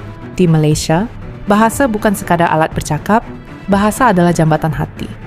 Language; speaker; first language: Malay; native; Malay